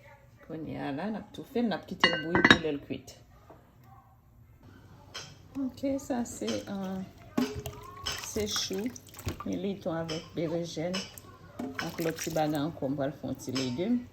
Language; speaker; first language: French; non-native, learner; Haitian Creole